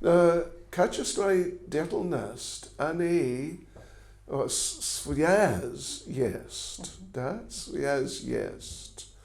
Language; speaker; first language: Russian; non-native, learner; English